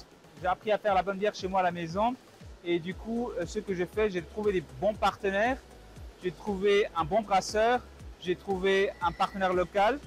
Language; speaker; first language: French; non-native, local second language; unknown